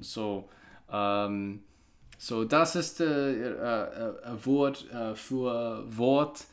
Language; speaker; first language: German; non-native, learner; English